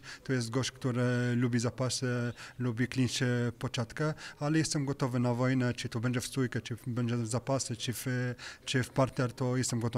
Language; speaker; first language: Polish; non-native, learner; French